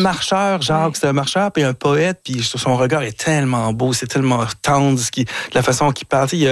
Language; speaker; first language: French; native; French